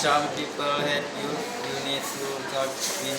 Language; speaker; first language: English; non-native, learner; Indonesian